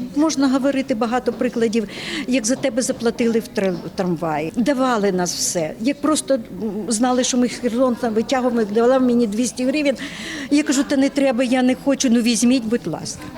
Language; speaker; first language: Ukrainian; non-native, local second language; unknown